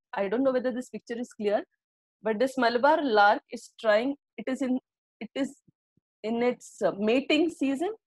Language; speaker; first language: English; non-native, local second language; Marathi